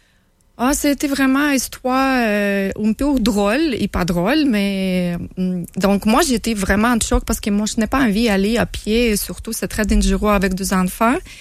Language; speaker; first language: French; non-native, learner; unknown